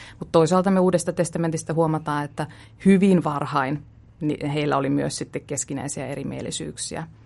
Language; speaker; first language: Finnish; native; Finnish